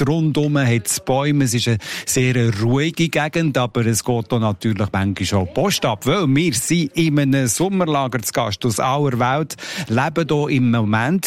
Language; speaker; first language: German; native; German